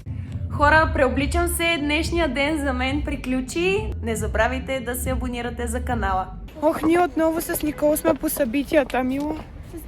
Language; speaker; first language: Bulgarian; native; Bulgarian